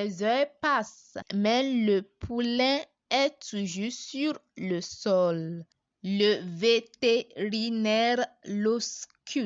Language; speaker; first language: French; non-native, learner; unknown